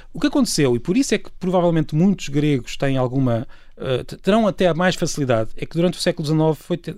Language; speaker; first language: Portuguese; native; Portuguese